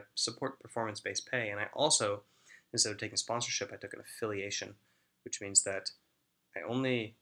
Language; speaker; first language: English; native; English